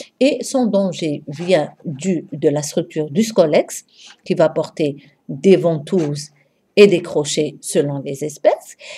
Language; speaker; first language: French; non-native, local second language; Arabic